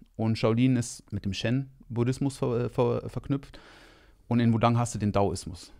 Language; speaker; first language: German; native; German